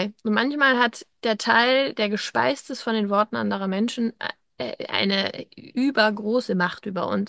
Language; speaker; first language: German; native; German